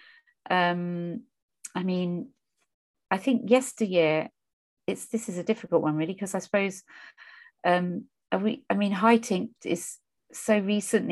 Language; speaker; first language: English; native; English